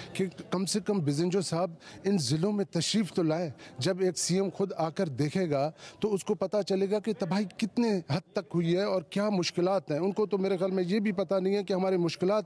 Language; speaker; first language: Urdu; non-native, local second language; Baluchi